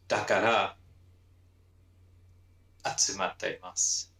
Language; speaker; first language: Japanese; non-native, learner; English